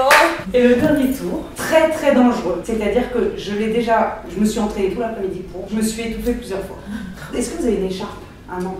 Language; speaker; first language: French; native; French